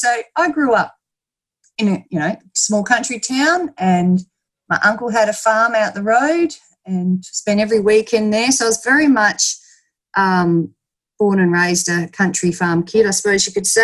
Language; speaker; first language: English; native; English